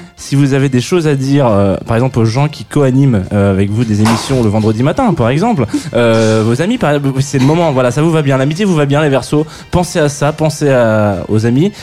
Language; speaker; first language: French; native; French